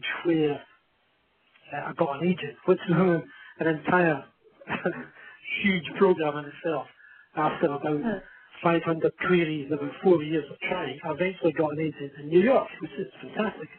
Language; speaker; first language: English; native; English